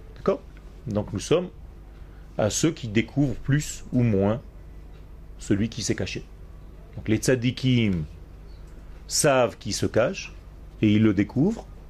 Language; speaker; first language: French; non-native, fluent; Hebrew